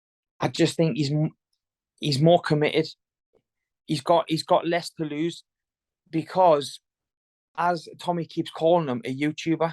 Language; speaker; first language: English; native; English